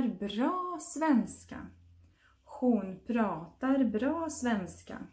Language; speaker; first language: Swedish; non-native, fluent; Russian